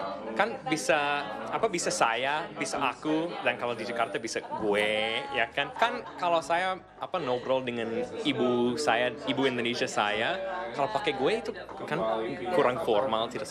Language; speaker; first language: Indonesian; non-native, fluent; English